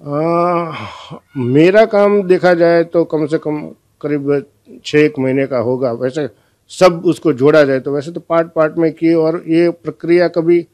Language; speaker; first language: Hindi; non-native, local second language; Gujarati